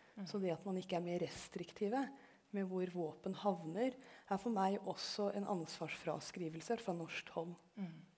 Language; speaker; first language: Norwegian; early bilingual, other home language; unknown